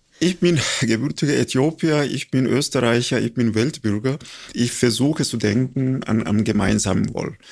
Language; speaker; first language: German; non-native, fluent; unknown